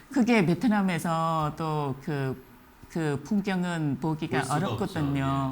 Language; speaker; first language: Korean; non-native, fluent; Vietnamese